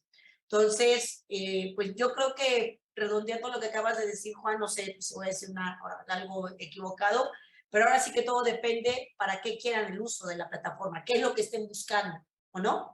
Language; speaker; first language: Spanish; native; Spanish